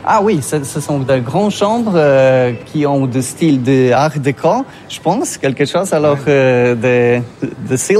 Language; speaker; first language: French; non-native, learner; Polish